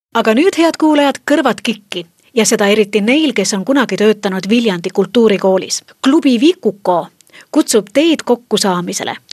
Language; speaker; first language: Estonian; native; Estonian